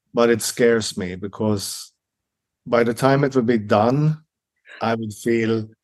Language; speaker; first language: English; non-native, fluent; Swedish